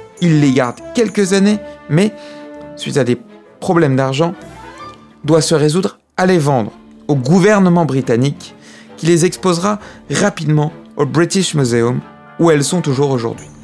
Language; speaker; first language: French; native; French